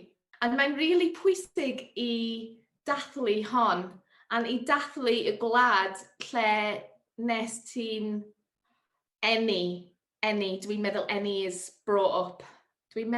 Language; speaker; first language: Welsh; non-native, learner; English